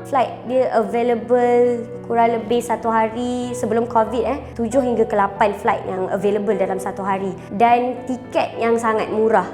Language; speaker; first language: Malay; native; Malay